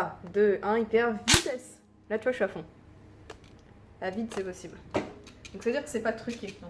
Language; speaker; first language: French; native; French